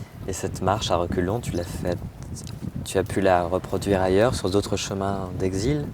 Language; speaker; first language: French; native; French